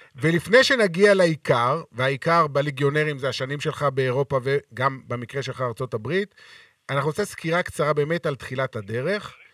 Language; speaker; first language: Hebrew; native; Hebrew